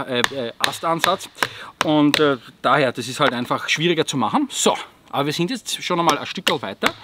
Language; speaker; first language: German; native; German